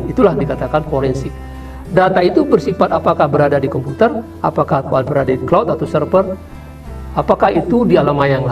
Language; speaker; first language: Indonesian; native; Indonesian